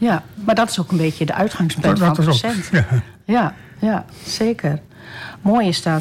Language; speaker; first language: Dutch; native; Dutch